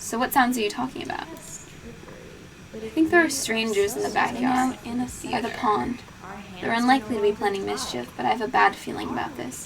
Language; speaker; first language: English; native; English